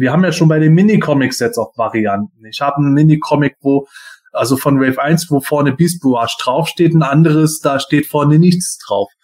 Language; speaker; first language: German; native; German